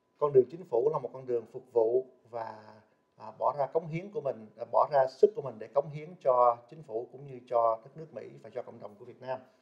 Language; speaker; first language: Vietnamese; early bilingual, heritage; Vietnamese